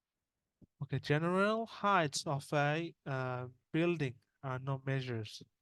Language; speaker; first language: English; non-native, fluent; Bangla